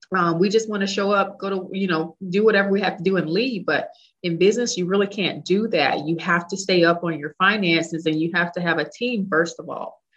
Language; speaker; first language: English; native; English